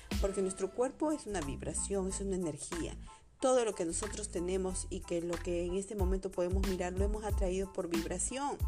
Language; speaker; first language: Spanish; native; Spanish